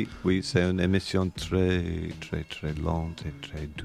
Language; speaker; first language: French; non-native, learner; English